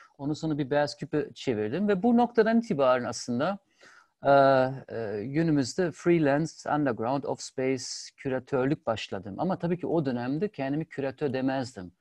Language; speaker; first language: Turkish; non-native, fluent; German